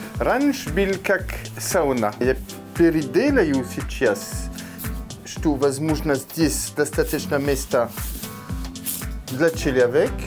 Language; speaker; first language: Russian; non-native, learner; French